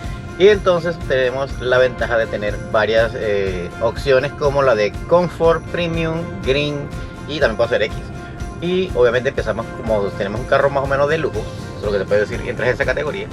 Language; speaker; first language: Spanish; native; Spanish